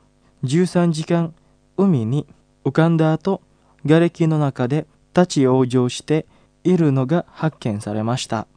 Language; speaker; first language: Japanese; non-native, fluent; Indonesian